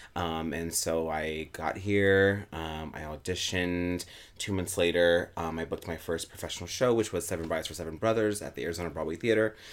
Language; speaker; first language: English; native; English